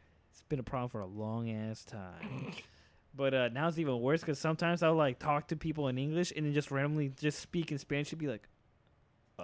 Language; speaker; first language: English; early bilingual, other home language; Spanish